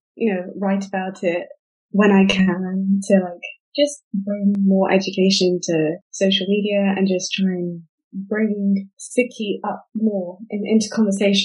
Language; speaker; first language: English; native; English